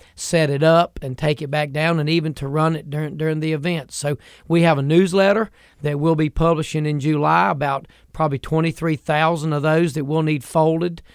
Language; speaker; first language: English; native; English